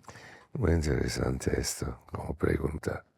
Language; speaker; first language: Spanish; non-native, fluent; English